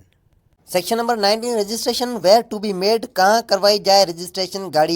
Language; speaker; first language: Urdu; native; Urdu